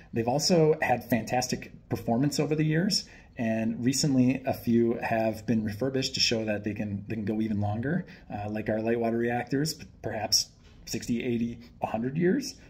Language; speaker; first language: English; native; English